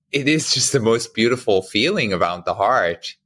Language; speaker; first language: English; non-native, fluent; German